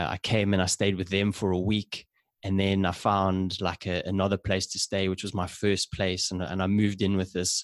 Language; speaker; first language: English; native; English